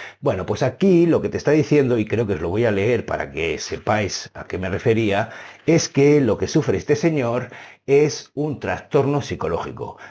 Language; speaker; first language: Spanish; native; Spanish